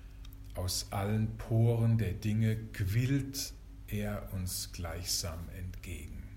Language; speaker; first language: German; native; German